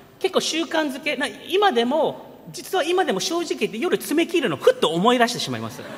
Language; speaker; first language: Japanese; early bilingual, heritage; Japanese